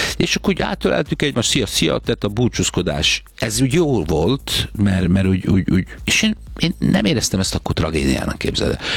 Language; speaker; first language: Hungarian; native; Hungarian